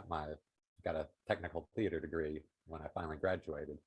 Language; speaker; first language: English; native; English